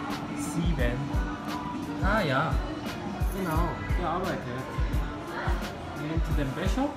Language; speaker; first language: German; non-native, learner; Korean